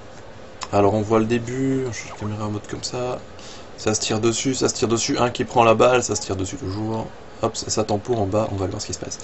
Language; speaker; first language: French; native; French